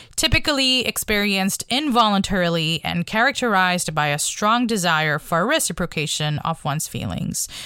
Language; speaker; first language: English; non-native, local second language; Bangla